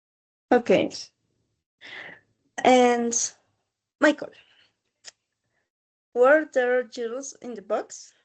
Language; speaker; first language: English; non-native, learner; Spanish